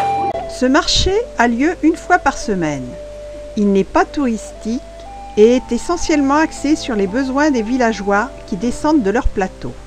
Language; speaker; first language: French; native; French